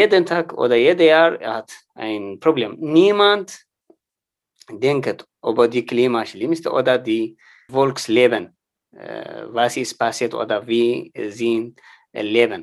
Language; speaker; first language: German; non-native, learner; Tigrinya